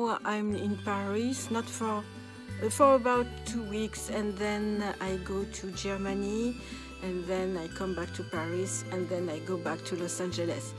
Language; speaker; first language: English; non-native, fluent; French